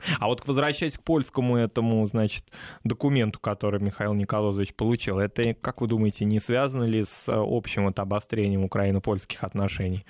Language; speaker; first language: Russian; native; Russian